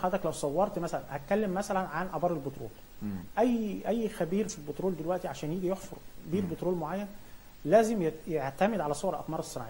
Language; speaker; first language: Arabic; native; Arabic